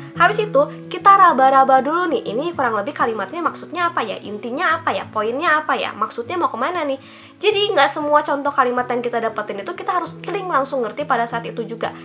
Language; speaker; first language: Indonesian; native; Indonesian